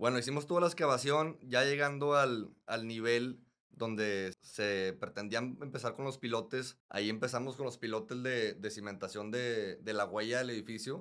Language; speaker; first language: Spanish; native; Spanish